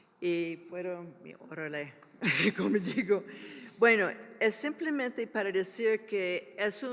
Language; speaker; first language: Spanish; non-native, learner; English